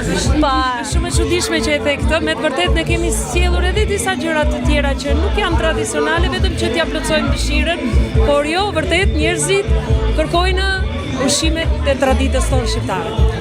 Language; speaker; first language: Albanian; native; Albanian